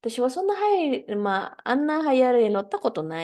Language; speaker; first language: Japanese; non-native, fluent; Indonesian